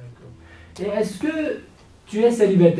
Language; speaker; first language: French; non-native, fluent; Kurdish